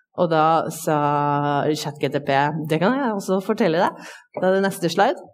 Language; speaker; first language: Norwegian; native; Norwegian